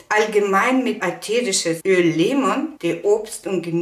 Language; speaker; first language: German; non-native, learner; Russian